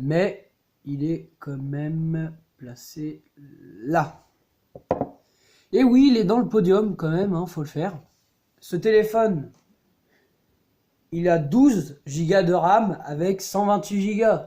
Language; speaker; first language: French; native; French